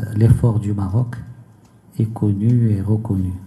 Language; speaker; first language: French; non-native, local second language; Arabic